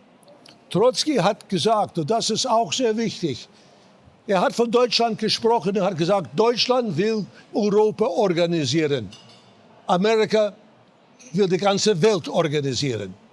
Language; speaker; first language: German; non-native, fluent; English